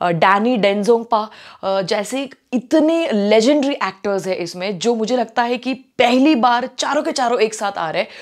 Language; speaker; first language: Hindi; non-native, local second language; Marathi